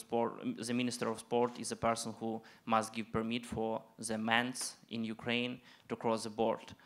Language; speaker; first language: English; non-native, learner; Ukrainian